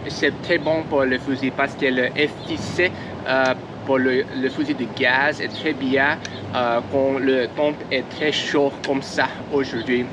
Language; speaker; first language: French; non-native, learner; English